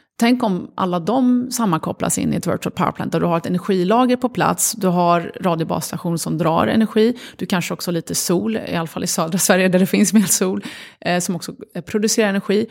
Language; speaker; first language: Swedish; early bilingual, other home language; Arabic